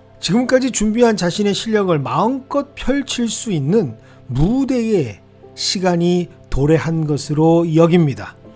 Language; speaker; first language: Korean; native; Korean